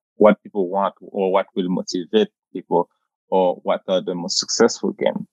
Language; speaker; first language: English; non-native, fluent; Haitian Creole